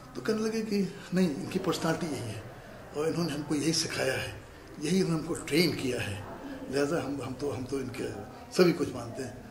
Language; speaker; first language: Urdu; native; Urdu